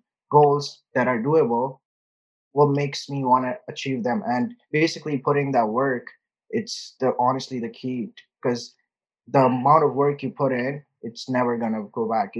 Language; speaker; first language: English; non-native, local second language; Urdu